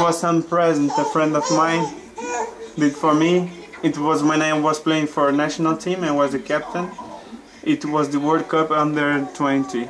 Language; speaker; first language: English; non-native, fluent; Portuguese